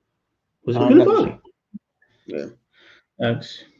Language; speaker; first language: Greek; early bilingual, heritage; Greek